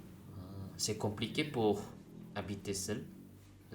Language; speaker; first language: French; non-native, learner; Indonesian